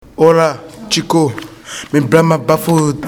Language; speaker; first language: Spanish; non-native, learner; French